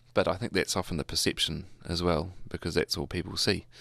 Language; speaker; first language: English; native; English